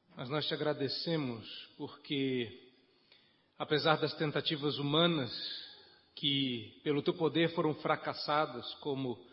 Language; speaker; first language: Portuguese; native; Portuguese